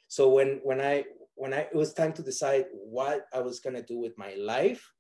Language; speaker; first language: English; non-native, fluent; Spanish